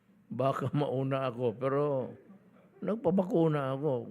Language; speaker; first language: Filipino; non-native, local second language; Cebuano